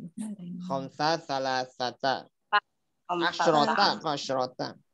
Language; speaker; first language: Arabic; non-native, learner; Indonesian